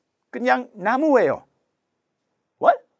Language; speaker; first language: Korean; non-native, learner; English